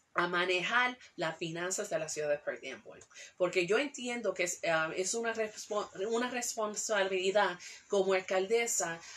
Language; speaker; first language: Spanish; early bilingual, heritage; Spanish